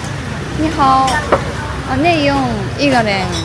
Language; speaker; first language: Chinese; non-native, learner; Japanese